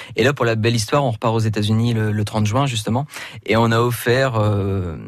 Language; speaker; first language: French; native; French